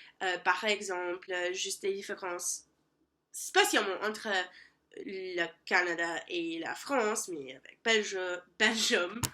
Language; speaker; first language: French; non-native, learner; English